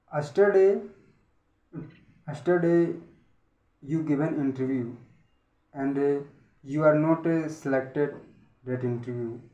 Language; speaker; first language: English; non-native, learner; Hindi